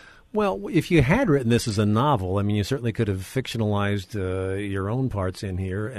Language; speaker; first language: English; native; English